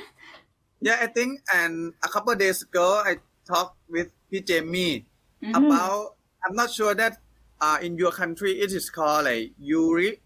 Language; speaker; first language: English; non-native, learner; Thai